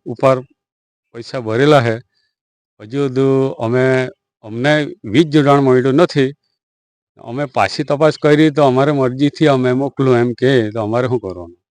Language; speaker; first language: Gujarati; native; Gujarati